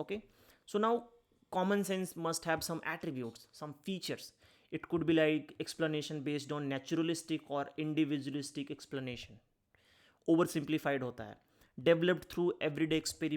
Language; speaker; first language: English; non-native, local second language; Hindi